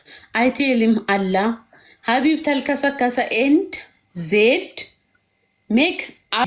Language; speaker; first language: English; non-native, learner; Amharic